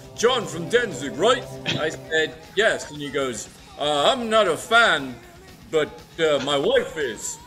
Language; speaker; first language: English; native; English